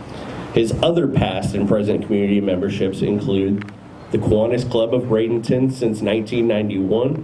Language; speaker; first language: English; native; English